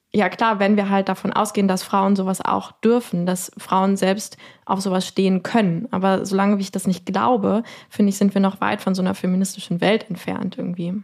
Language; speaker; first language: German; non-native, fluent; Spanish